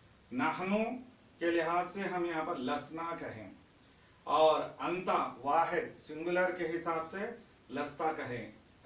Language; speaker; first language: Hindi; non-native, fluent; Urdu